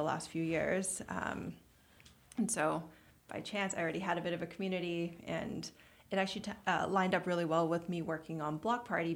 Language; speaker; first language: English; native; English